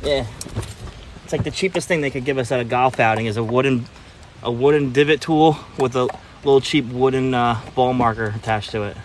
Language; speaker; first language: English; native; English